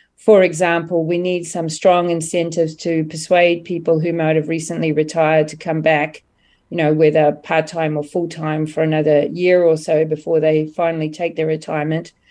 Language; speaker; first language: English; native; English